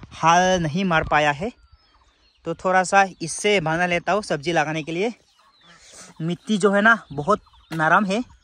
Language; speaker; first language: Hindi; non-native, local second language; Garo